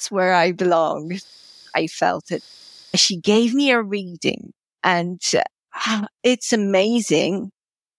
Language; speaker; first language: English; non-native, fluent; Polish